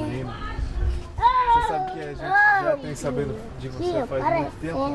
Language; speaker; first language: Portuguese; non-native, fluent; Spanish